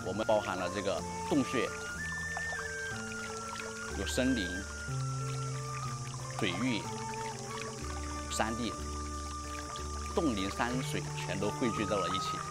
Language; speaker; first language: Chinese; native; Chinese